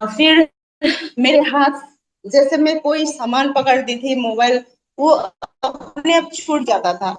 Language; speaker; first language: Hindi; non-native, local second language; Assamese